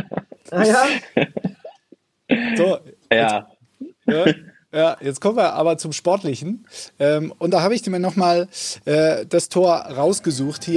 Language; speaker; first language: German; native; German